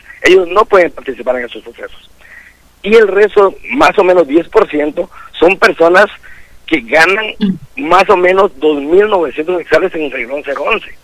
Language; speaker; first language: Spanish; native; Spanish